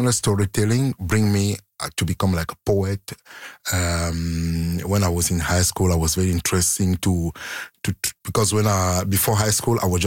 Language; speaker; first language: English; non-native, local second language; French